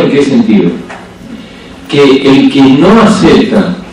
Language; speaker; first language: Spanish; native; Spanish